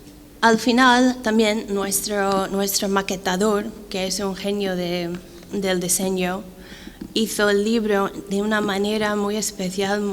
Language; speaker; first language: Spanish; non-native, fluent; English